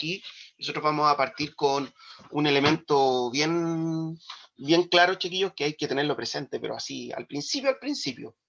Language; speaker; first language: Spanish; native; Spanish